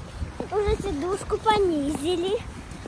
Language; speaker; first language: Russian; early bilingual, heritage; Russian